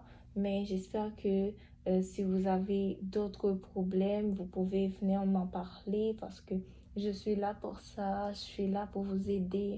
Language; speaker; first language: French; native; French